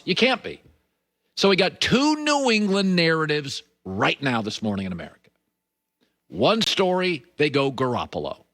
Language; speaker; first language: English; native; English